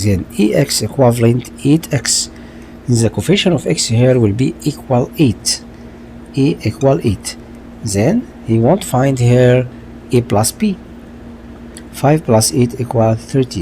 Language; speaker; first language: English; non-native, local second language; Arabic